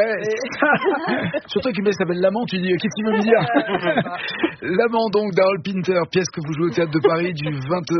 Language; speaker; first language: French; native; French